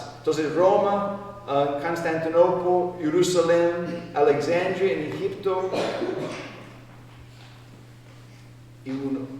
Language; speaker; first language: Spanish; non-native, fluent; English